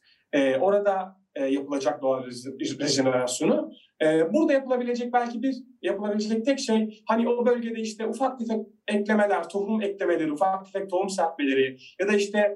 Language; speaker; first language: Turkish; native; Turkish